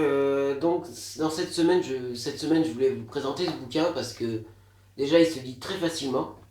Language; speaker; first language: French; native; French